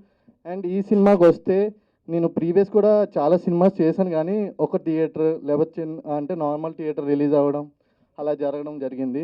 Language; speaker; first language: Telugu; native; Telugu